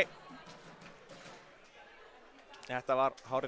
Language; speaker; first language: Icelandic; native; Icelandic